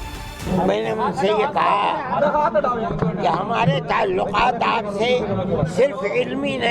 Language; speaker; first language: Hindi; native; Hindi